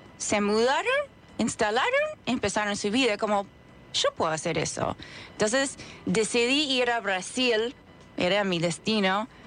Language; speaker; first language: Spanish; non-native, fluent; English